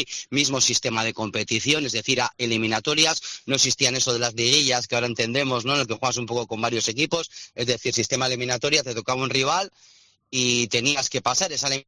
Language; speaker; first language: Spanish; native; Spanish